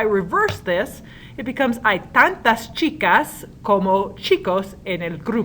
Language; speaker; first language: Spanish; non-native, learner; English